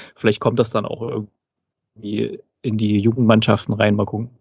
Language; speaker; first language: German; native; German